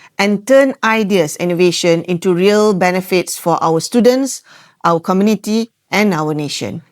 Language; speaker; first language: English; non-native, local second language; Malay